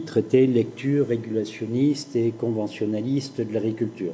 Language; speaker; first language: French; native; French